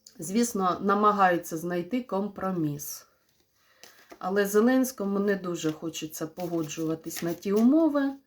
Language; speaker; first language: Ukrainian; non-native, local second language; Russian